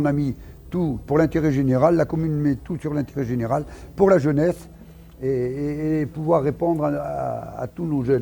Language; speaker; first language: French; native; French